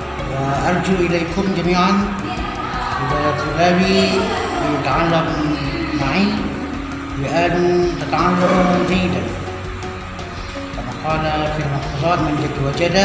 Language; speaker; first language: Arabic; non-native, fluent; Indonesian